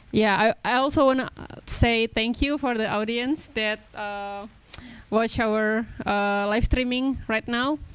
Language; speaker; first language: English; non-native, local second language; Indonesian